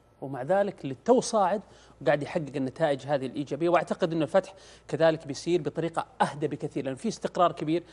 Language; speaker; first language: Arabic; native; Arabic